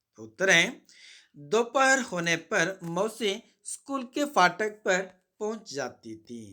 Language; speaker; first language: Hindi; non-native, local second language; Kannada